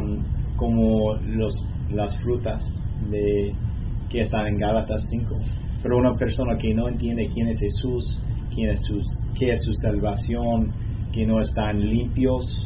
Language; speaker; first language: Spanish; non-native, learner; English